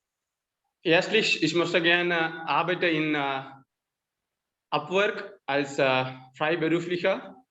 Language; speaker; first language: German; non-native, learner; Tamil